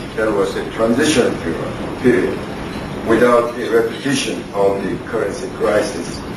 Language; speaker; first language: English; non-native, fluent; Korean